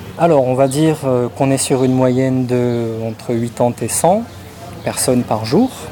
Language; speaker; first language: French; native; French